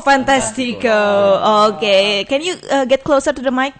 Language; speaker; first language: English; non-native, fluent; Indonesian